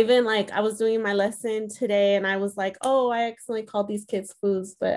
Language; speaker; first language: English; early bilingual, other home language; Spanish